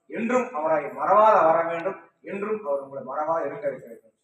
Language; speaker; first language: Tamil; native; Tamil